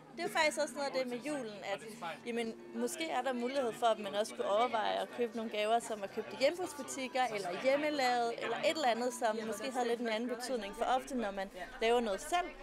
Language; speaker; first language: Danish; native; Danish